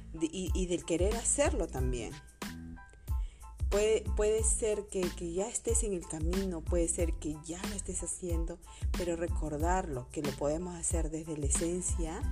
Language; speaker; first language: Spanish; native; Spanish